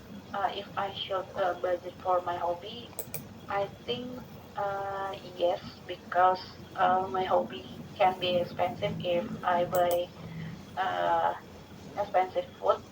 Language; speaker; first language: English; non-native, learner; Indonesian